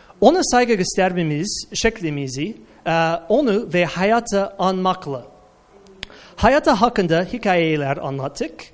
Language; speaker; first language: Turkish; non-native, fluent; English